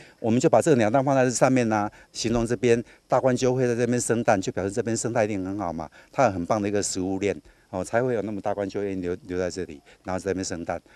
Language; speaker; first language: Chinese; native; Chinese